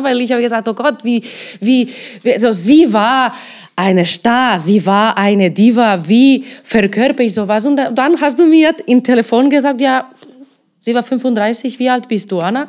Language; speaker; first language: German; non-native, fluent; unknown